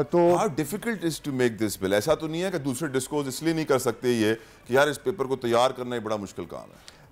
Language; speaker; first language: Urdu; native; Urdu